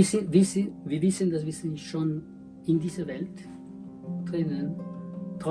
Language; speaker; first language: German; non-native, learner; Spanish